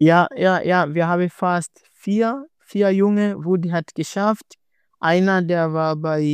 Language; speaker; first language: German; non-native, learner; Swahili